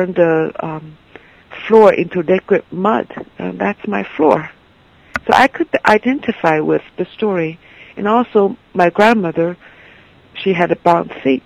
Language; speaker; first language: English; non-native, fluent; Chinese